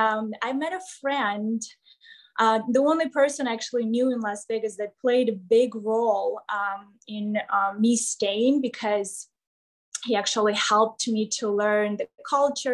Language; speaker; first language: English; non-native, fluent; Ukrainian